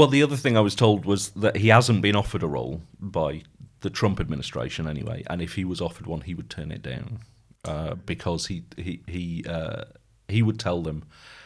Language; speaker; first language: English; native; English